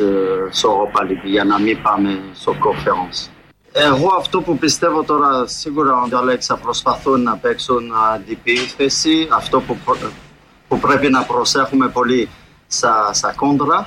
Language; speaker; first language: Greek; non-native, fluent; French